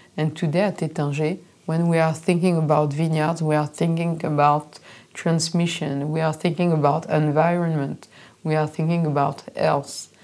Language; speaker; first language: English; non-native, fluent; French